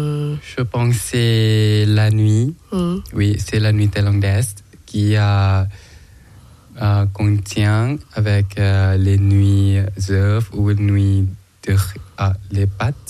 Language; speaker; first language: French; non-native, learner; Thai